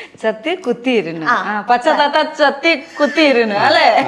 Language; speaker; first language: Malayalam; non-native, learner; Nepali